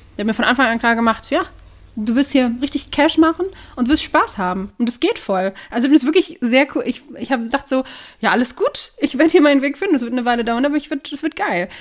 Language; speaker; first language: German; native; German